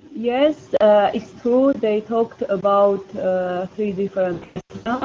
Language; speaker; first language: English; non-native, learner; Armenian